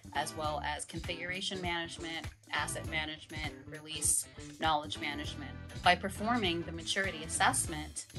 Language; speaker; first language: English; native; English